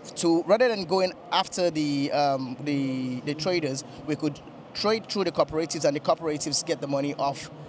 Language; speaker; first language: English; non-native, local second language; Yoruba